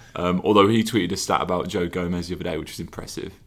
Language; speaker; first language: English; native; English